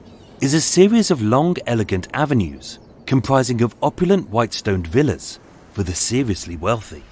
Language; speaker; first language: English; native; English